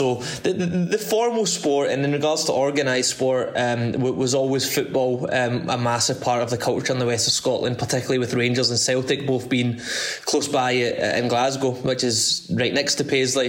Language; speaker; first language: English; native; English